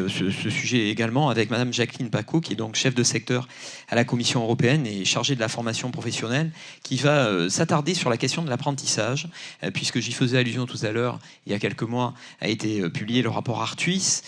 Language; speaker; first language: French; native; French